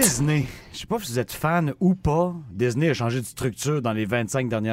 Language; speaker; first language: French; native; French